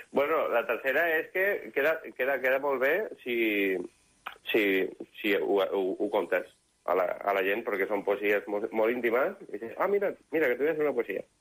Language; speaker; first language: Catalan; non-native, local second language; Spanish